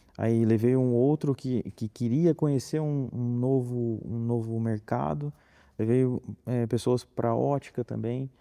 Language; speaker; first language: Portuguese; native; Portuguese